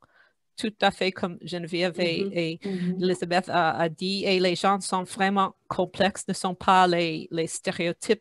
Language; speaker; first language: French; non-native, fluent; English